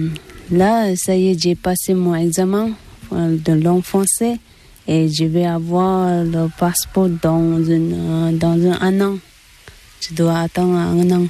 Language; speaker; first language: French; non-native, learner; Tibetan